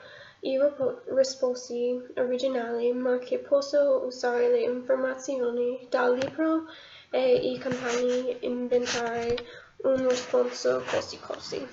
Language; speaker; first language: Italian; non-native, learner; English